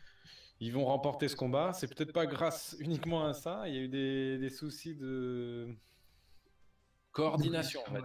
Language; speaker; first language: French; native; French